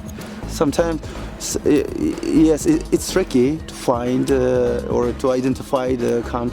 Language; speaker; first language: English; non-native, learner; Kazakh